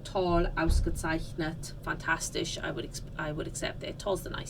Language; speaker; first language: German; non-native, fluent; English